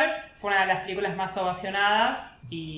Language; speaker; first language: Spanish; native; Spanish